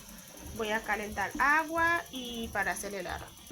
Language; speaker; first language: Spanish; non-native, fluent; Haitian Creole